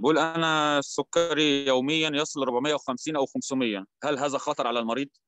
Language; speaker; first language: Arabic; native; Arabic